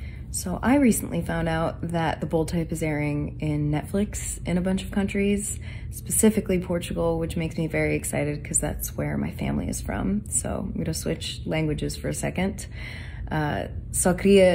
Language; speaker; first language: English; early bilingual, other home language; Portuguese